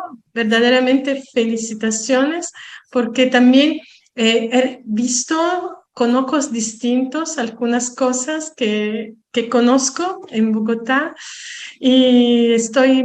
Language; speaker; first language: Spanish; non-native, fluent; Italian